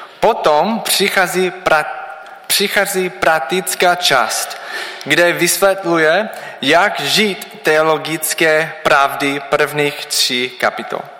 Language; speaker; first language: Czech; non-native, learner; English